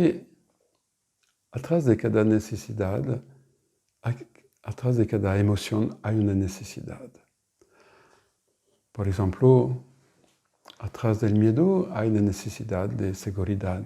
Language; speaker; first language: Spanish; non-native, fluent; French